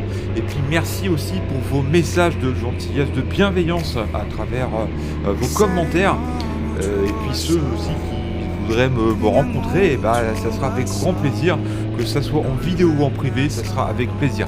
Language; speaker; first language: French; native; French